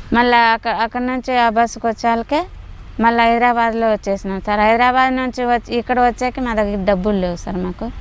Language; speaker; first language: Telugu; native; Telugu